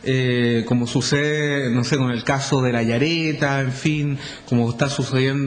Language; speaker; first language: Spanish; native; Spanish